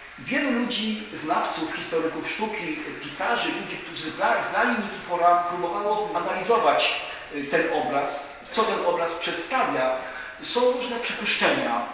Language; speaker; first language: Polish; native; Polish